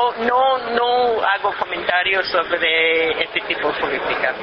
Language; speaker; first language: Spanish; non-native, fluent; English